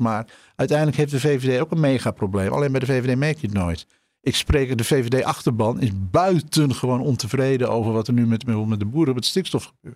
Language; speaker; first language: Dutch; native; Dutch